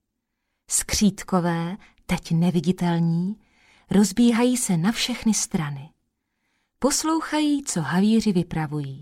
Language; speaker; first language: Czech; native; Czech